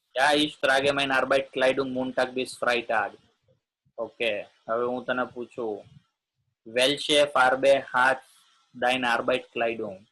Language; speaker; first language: German; non-native, learner; Gujarati